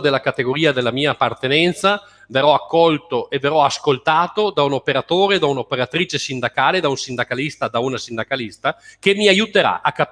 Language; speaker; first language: Italian; native; Italian